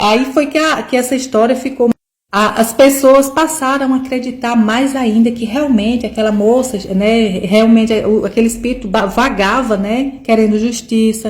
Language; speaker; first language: Portuguese; native; Portuguese